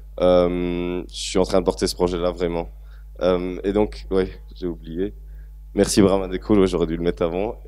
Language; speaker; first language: French; native; French